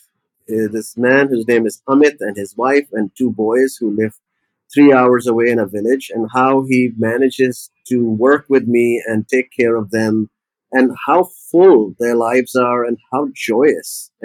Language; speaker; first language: English; non-native, local second language; Urdu